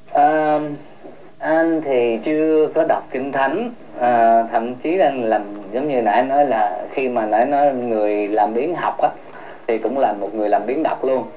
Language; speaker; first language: Vietnamese; early bilingual, heritage; Vietnamese